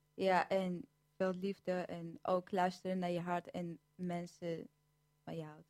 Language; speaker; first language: Dutch; early bilingual, other home language; Arabic